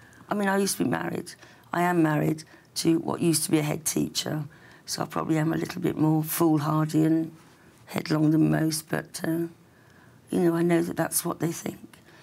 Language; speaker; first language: English; native; English